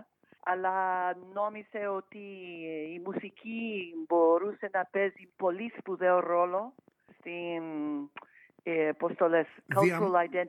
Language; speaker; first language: Greek; non-native, fluent; English